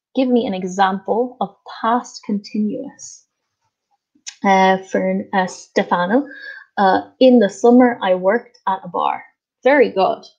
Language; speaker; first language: English; native; English